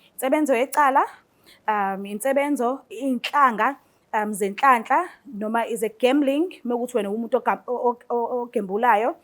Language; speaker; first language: Zulu; native; Zulu